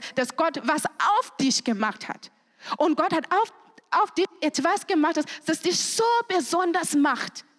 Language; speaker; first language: German; non-native, fluent; Shona